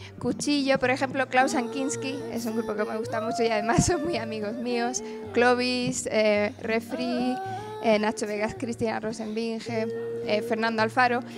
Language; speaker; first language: Spanish; early bilingual, other home language; English